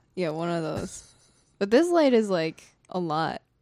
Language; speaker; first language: English; non-native, fluent; Japanese